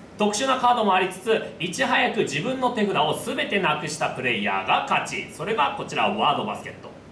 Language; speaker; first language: Japanese; native; Japanese